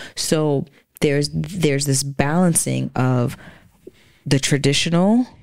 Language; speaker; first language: English; native; English